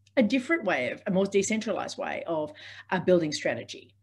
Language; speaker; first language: English; native; English